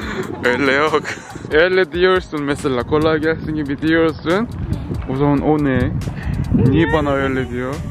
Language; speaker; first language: Turkish; non-native, learner; Korean